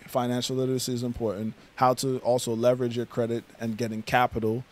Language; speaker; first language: English; native; English